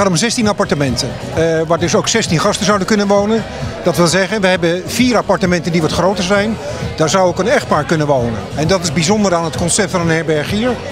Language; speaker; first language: Dutch; native; Dutch